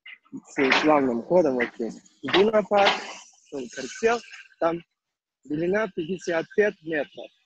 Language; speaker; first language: Russian; non-native, learner; Turkish